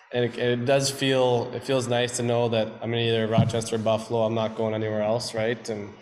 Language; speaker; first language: English; native; English